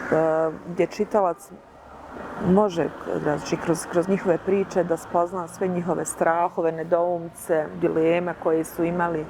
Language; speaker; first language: Bosnian; native; Bosnian